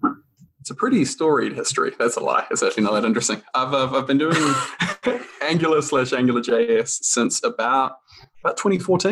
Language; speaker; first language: English; native; English